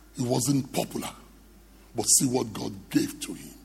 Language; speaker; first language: English; non-native, local second language; Yoruba